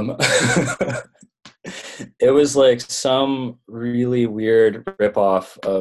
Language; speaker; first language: English; native; English